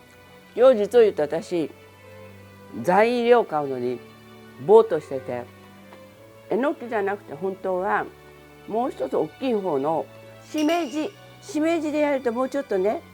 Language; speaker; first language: Japanese; early bilingual, other home language; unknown